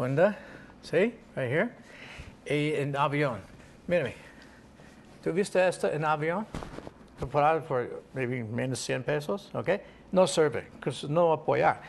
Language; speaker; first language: Spanish; non-native, learner; English